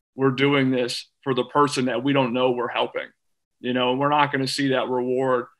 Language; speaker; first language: English; native; English